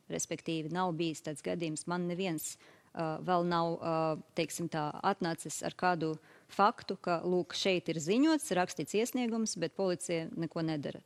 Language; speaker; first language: Latvian; native; Latvian